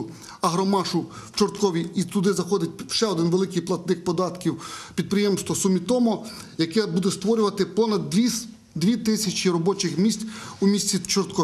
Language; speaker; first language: Ukrainian; native; Ukrainian